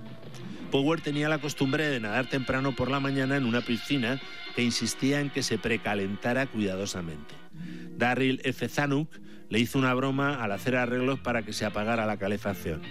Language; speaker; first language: Spanish; native; Spanish